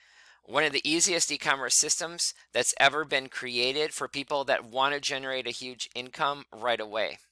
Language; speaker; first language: English; native; English